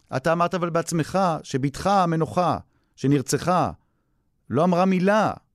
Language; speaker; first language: Hebrew; native; Hebrew